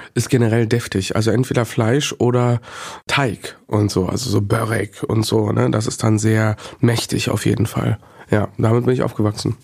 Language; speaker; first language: German; early bilingual, other home language; Bosnian